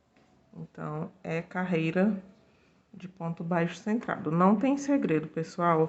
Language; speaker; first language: Portuguese; native; Portuguese